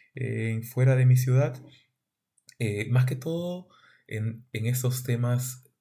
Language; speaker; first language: Spanish; native; Spanish